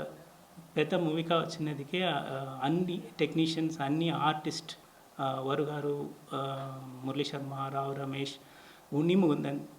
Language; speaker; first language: Telugu; non-native, learner; Tamil